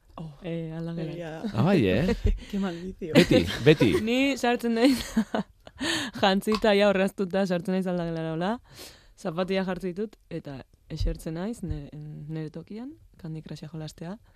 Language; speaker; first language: Basque; native; Basque